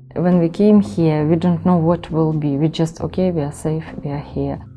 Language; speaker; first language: English; non-native, fluent; Ukrainian